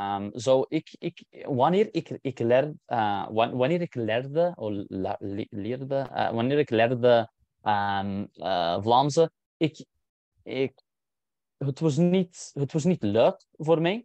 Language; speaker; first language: Dutch; non-native, learner; English